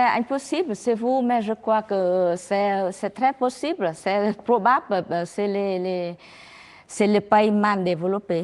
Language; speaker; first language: French; non-native, learner; Vietnamese